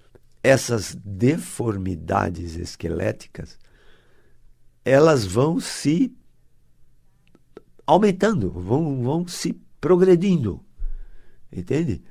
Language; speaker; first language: Portuguese; native; Portuguese